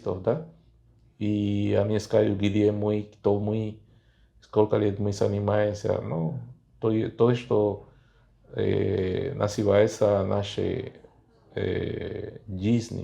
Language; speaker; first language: Russian; non-native, fluent; Spanish